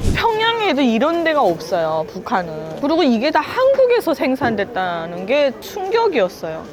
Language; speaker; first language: Korean; native; Korean